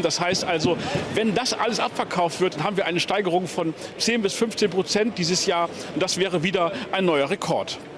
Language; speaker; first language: German; native; German